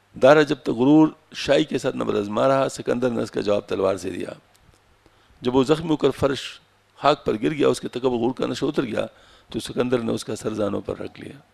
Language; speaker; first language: Urdu; non-native, local second language; Pashto